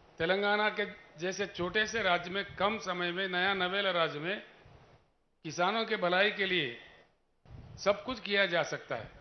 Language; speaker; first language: Hindi; non-native, local second language; Telugu